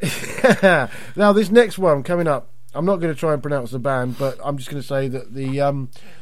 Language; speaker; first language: English; native; English